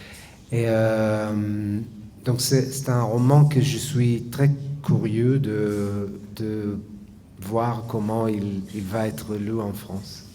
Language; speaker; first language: French; non-native, fluent; Hebrew